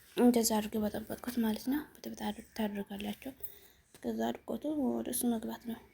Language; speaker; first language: Amharic; non-native, local second language; Tigrinya